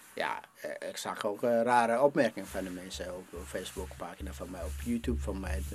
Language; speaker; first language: Dutch; non-native, fluent; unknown